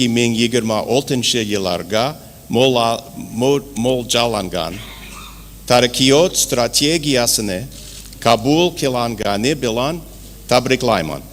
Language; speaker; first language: Uzbek; non-native, learner; English